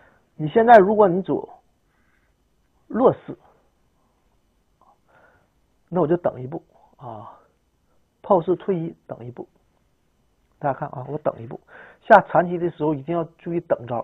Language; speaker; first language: Chinese; native; Chinese